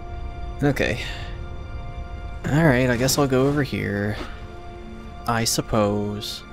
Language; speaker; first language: English; native; English